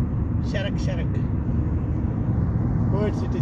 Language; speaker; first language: English; non-native, learner; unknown